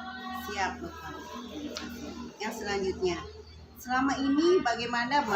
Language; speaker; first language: Indonesian; native; Indonesian